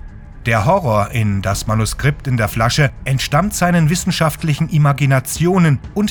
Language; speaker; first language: German; native; German